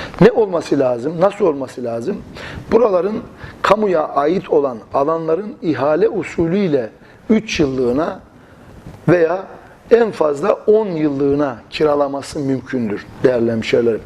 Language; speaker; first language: Turkish; native; Turkish